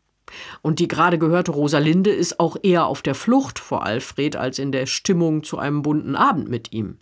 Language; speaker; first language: German; native; German